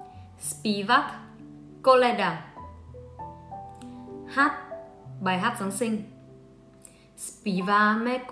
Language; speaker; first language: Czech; non-native, fluent; Vietnamese